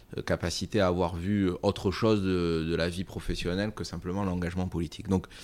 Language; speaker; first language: French; native; French